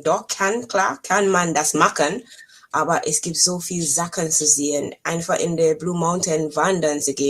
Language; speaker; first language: German; non-native, fluent; English